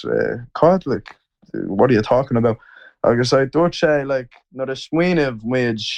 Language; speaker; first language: Irish; non-native, learner; English